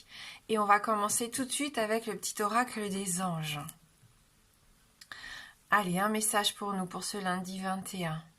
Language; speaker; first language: French; native; French